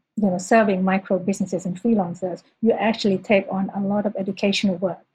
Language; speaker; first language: English; non-native, fluent; Thai